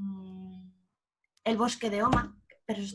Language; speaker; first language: Spanish; native; Spanish